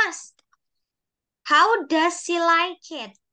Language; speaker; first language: English; non-native, fluent; Indonesian